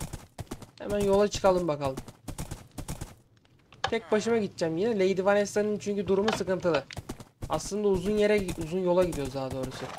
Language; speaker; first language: Turkish; native; Turkish